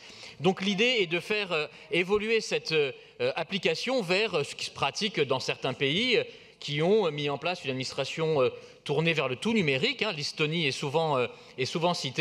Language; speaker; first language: French; native; French